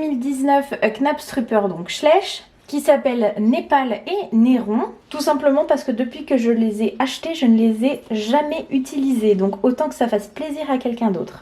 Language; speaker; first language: French; native; French